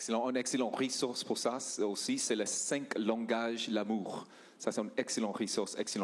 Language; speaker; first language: French; non-native, learner; English